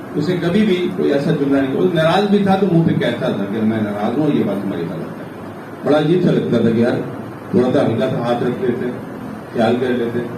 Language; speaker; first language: Urdu; non-native, local second language; Pashto